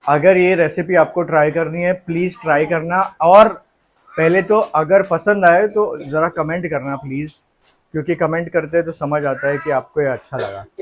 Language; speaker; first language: Hindi; non-native, local second language; Marathi